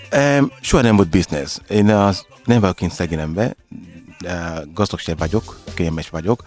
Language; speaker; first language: Hungarian; non-native, learner; Yoruba